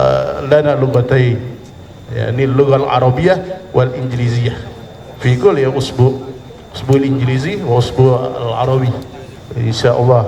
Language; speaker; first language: Arabic; non-native, fluent; Indonesian